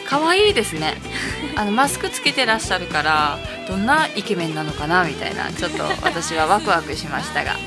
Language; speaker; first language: Japanese; native; Japanese